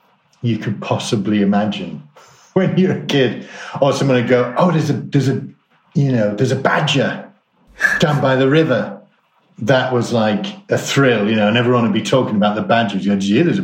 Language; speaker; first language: English; native; English